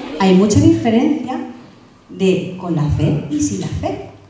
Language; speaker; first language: Spanish; native; Spanish